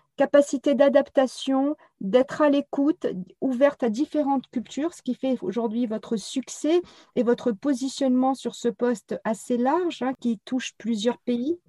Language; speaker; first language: French; native; French